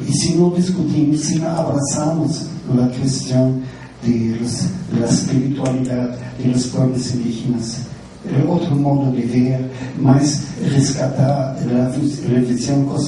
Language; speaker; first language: Spanish; non-native, fluent; German